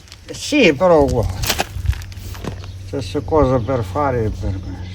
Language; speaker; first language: Italian; non-native, learner; Russian